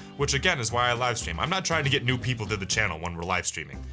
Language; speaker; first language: English; native; English